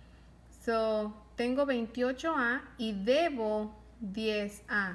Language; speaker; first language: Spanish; early bilingual, heritage; Spanish